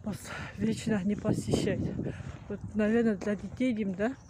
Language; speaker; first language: Russian; non-native, local second language; Kazakh